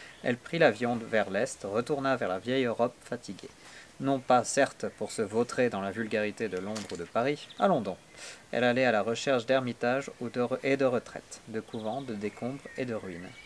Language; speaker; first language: French; native; French